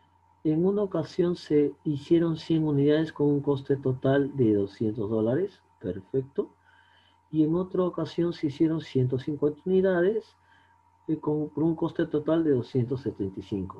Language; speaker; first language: Spanish; native; Spanish